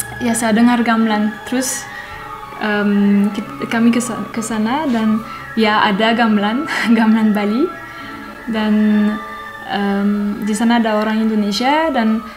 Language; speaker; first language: Indonesian; non-native, fluent; French